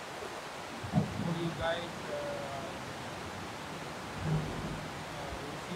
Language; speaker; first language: English; non-native, local second language; Filipino